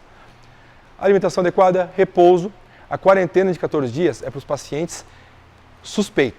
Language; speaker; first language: Portuguese; native; Portuguese